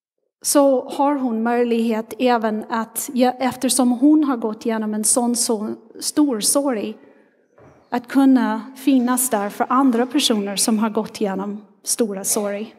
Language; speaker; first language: Swedish; non-native, fluent; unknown